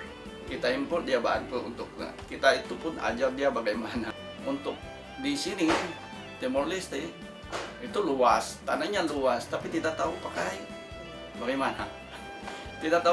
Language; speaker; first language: Indonesian; non-native, fluent; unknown